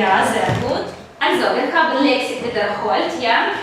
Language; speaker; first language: German; non-native, fluent; Russian